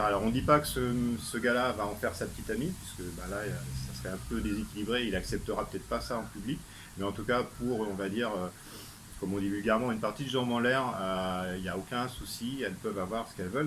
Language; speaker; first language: French; native; French